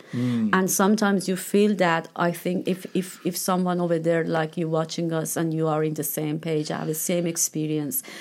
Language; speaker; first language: English; non-native, fluent; Persian